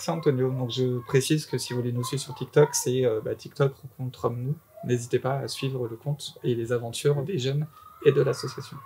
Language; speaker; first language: French; native; French